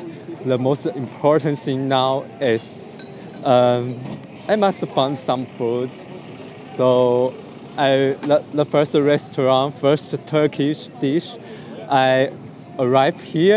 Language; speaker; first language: English; non-native, learner; Chinese